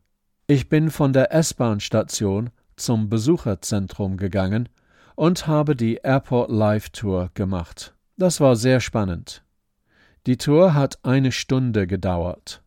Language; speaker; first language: German; non-native, fluent; English